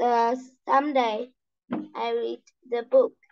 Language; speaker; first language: English; non-native, learner; Vietnamese